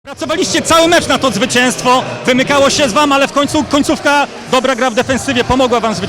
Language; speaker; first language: Polish; native; Polish